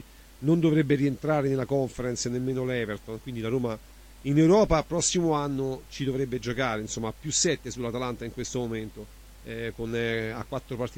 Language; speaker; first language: Italian; native; Italian